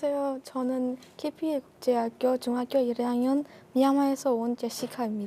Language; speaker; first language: Korean; non-native, learner; Burmese